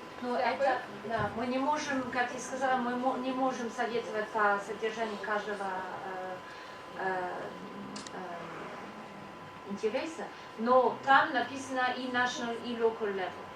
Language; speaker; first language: Russian; non-native, learner; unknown